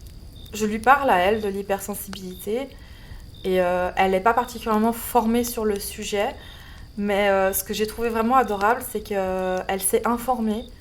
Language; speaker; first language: French; native; French